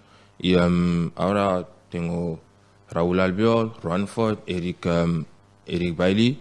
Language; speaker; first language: Spanish; non-native, learner; French